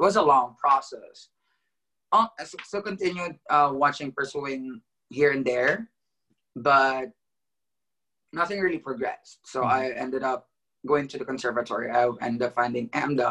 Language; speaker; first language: English; non-native, local second language; Filipino